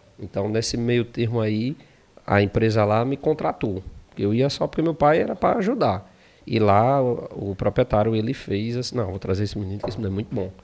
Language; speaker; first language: Portuguese; native; Portuguese